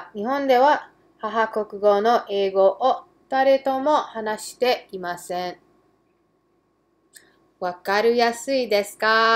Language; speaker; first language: Japanese; early bilingual, heritage; English